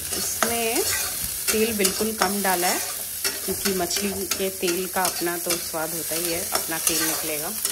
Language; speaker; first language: Hindi; non-native, local second language; Bangla